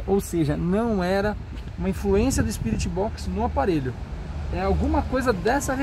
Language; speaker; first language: Portuguese; native; Portuguese